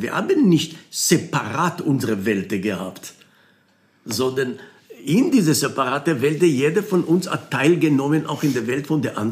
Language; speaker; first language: German; non-native, fluent; Hebrew